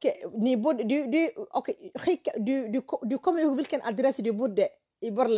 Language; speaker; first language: Swedish; non-native, fluent; Somali